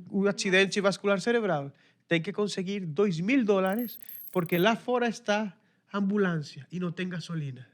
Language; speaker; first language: Portuguese; non-native, fluent; Spanish